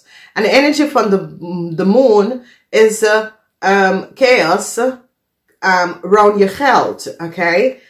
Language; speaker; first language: Dutch; non-native, fluent; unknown